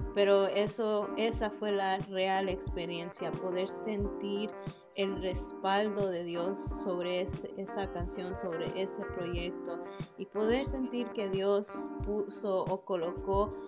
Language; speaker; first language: Spanish; early bilingual, heritage; English